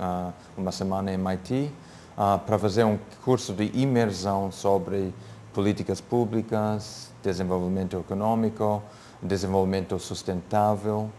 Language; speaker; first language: Portuguese; non-native, fluent; English